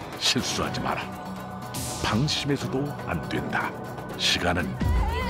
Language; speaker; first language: Korean; native; Korean